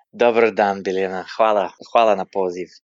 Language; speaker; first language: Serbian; early bilingual, heritage; Serbian